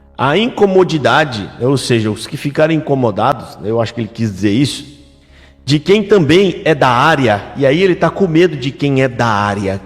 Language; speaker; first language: Portuguese; native; Portuguese